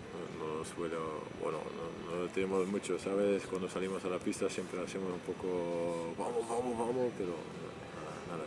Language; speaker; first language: Spanish; non-native, fluent; Dutch